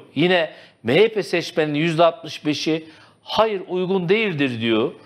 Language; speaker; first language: Turkish; native; Turkish